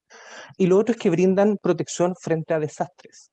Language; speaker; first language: Spanish; native; Spanish